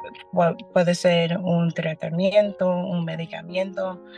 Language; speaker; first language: Spanish; early bilingual, heritage; Spanish